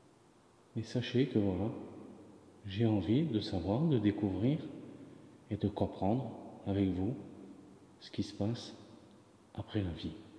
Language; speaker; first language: French; native; French